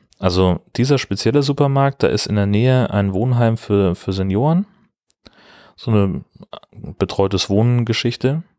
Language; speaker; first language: German; native; German